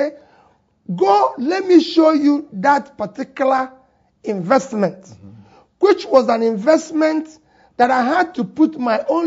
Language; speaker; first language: English; non-native, local second language; Igbo